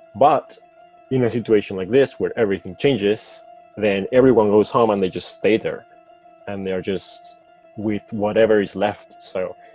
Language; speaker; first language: English; non-native, fluent; Spanish